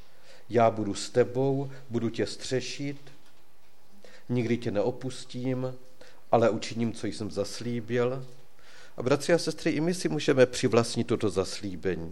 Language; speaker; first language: Czech; native; Czech